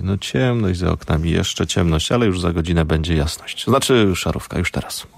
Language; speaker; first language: Polish; native; Polish